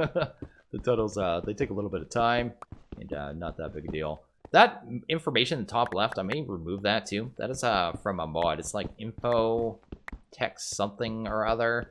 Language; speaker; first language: English; native; English